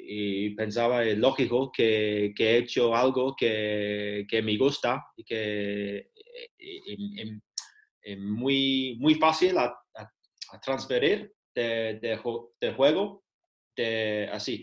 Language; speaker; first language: Spanish; non-native, learner; English